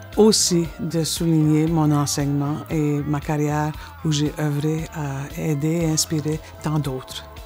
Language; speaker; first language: French; native; French